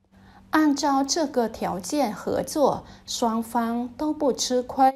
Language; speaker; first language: Chinese; non-native, fluent; Vietnamese